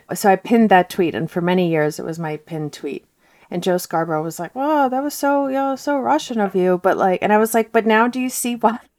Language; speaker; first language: English; early bilingual, heritage; Russian